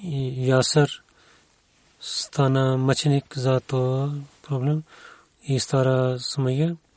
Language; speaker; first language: Bulgarian; non-native, learner; Urdu